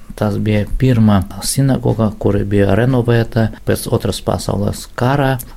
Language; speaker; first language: Latvian; non-native, local second language; Russian